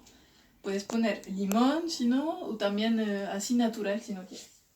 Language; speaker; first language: Spanish; non-native, fluent; French